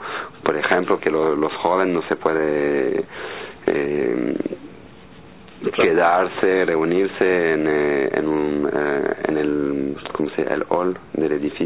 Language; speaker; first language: Spanish; non-native, learner; French